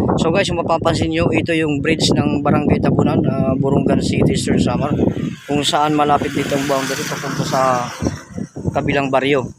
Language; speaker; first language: Filipino; non-native, local second language; Waray